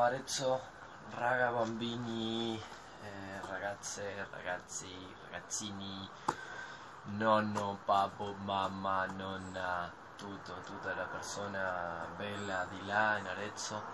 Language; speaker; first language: Italian; non-native, learner; Spanish